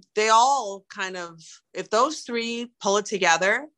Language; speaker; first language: English; native; English